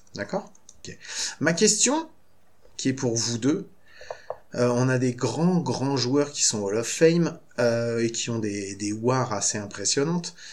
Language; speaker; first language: French; native; French